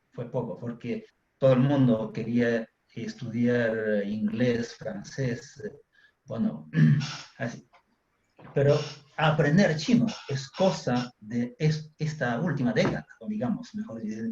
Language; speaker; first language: Spanish; non-native, fluent; Chinese